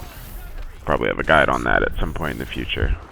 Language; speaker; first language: English; native; English